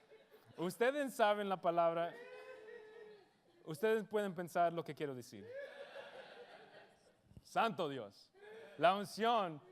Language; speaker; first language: Spanish; early bilingual, heritage; English